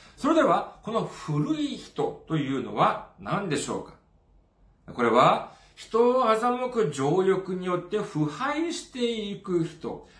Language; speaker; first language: Japanese; non-native, fluent; Korean